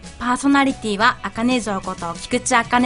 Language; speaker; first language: Japanese; native; Japanese